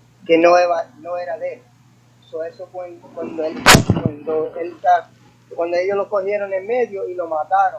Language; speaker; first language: Spanish; early bilingual, heritage; English